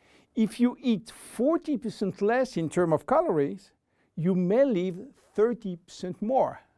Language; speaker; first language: English; non-native, fluent; French